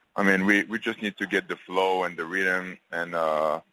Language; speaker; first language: English; non-native, fluent; French